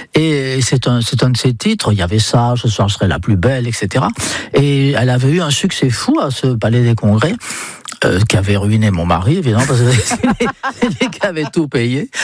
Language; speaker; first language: French; non-native, fluent; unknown